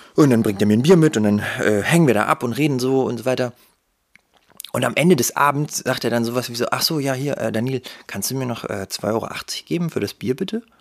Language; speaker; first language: German; early bilingual, other home language; Russian